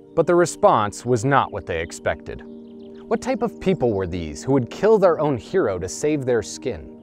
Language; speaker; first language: English; native; English